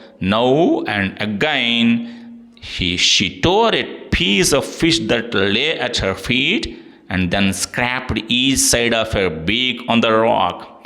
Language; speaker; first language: English; non-native, local second language; Telugu